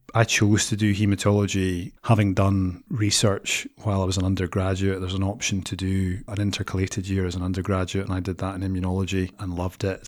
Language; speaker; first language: English; native; English